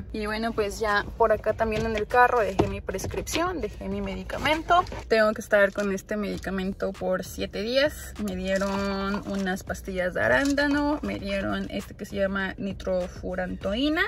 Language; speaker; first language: Spanish; native; Spanish